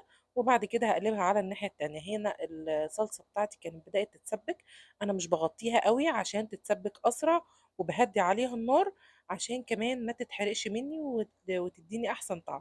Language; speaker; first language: Arabic; native; Arabic